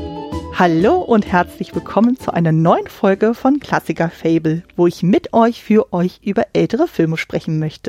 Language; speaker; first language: German; native; German